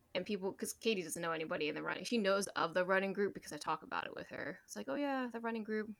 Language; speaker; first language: English; native; English